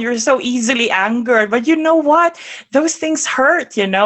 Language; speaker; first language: English; non-native, local second language; German